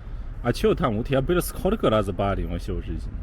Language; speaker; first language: Russian; non-native, learner; Chinese